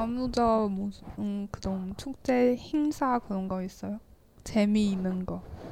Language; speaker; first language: Korean; non-native, learner; Chinese